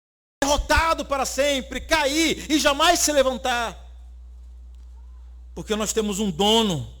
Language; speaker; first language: Portuguese; native; Portuguese